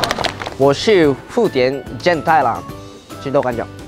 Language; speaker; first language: Chinese; non-native, learner; Japanese